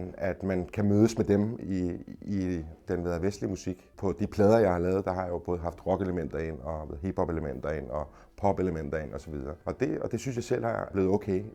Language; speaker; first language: Danish; early bilingual, other home language; Macedonian